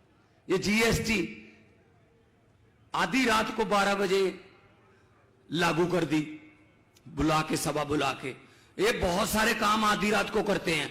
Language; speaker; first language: Hindi; non-native, local second language; Punjabi